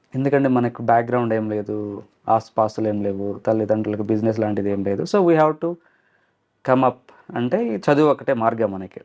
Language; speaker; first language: Telugu; non-native, local second language; Lambadi